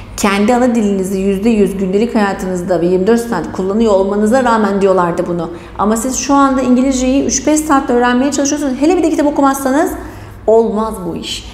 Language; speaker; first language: Turkish; native; Turkish